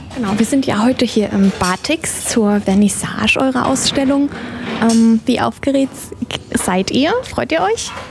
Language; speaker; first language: German; native; German